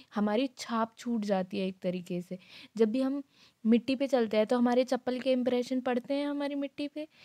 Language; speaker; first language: Hindi; native; Hindi